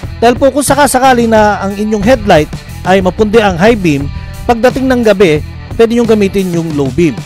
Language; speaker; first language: Filipino; native; Filipino